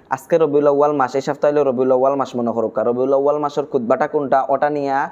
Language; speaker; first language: Bangla; non-native, local second language; Sylheti